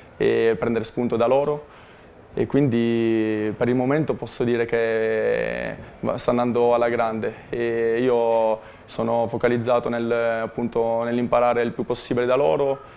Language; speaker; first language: Italian; native; Italian